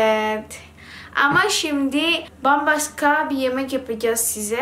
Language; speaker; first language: Turkish; non-native, learner; Indonesian